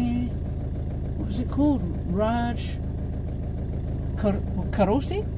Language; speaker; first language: Hindi; non-native, learner; English